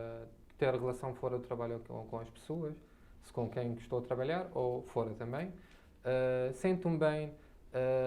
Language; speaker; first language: Portuguese; non-native, fluent; Arabic